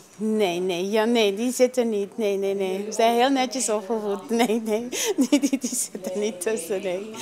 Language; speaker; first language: Dutch; non-native, local second language; Papiamento